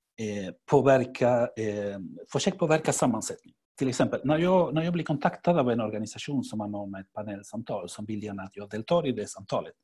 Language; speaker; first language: Swedish; non-native, fluent; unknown